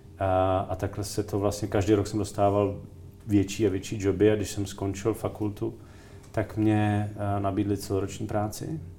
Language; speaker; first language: Czech; native; Czech